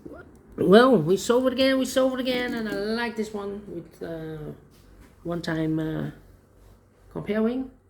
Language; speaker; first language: English; non-native, fluent; Dutch